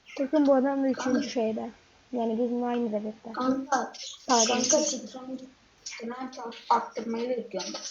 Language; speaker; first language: Turkish; native; Turkish